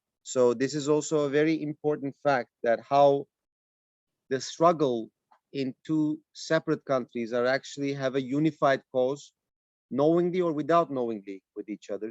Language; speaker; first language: English; non-native, fluent; Turkish